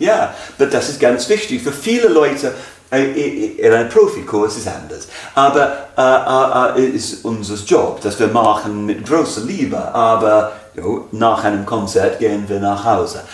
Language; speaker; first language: German; non-native, fluent; English